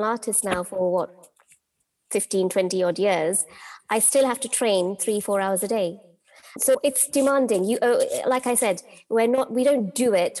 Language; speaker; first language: English; native; English